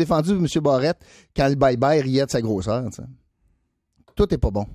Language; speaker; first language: French; native; French